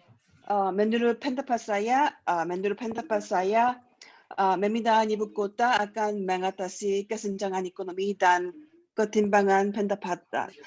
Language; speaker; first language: Indonesian; non-native, learner; Korean